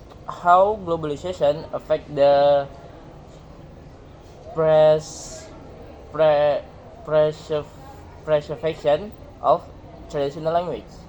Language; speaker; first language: English; non-native, learner; Indonesian